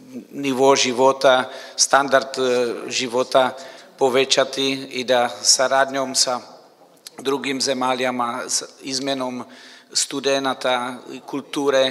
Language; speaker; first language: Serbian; non-native, fluent; Czech